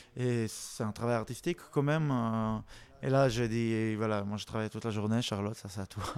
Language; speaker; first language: French; non-native, fluent; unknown